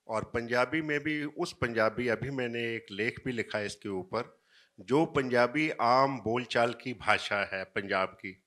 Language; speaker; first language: Hindi; native; Hindi